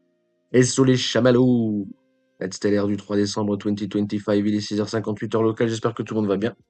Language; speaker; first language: French; native; French